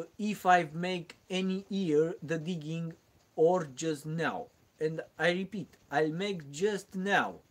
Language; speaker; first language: English; non-native, learner; Romanian